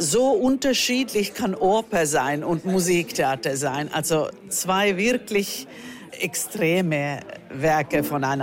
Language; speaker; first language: German; non-native, learner; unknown